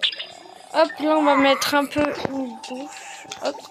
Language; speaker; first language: French; native; French